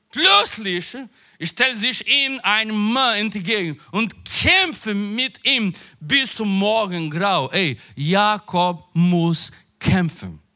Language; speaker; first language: German; non-native, learner; Portuguese